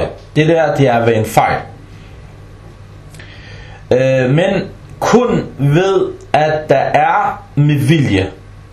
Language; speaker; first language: Danish; early bilingual, other home language; Arabic